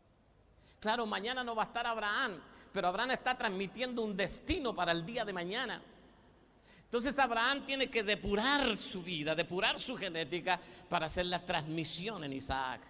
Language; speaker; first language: Spanish; native; Spanish